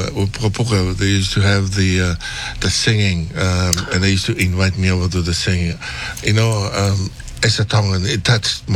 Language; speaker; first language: English; non-native, fluent; Tongan